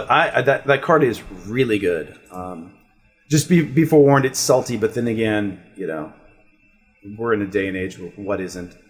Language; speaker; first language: English; native; English